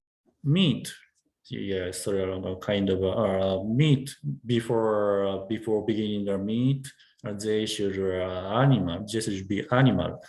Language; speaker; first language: English; non-native, learner; Japanese